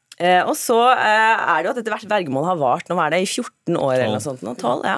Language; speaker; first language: Norwegian; native; Norwegian